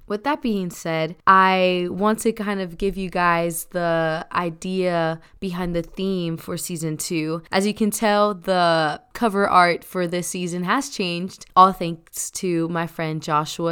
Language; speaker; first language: English; early bilingual, other home language; Spanish